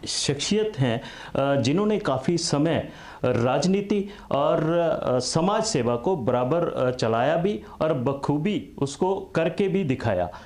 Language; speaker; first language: Hindi; non-native, local second language; Punjabi